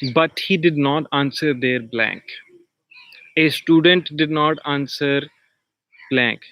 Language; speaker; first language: English; non-native, local second language; Punjabi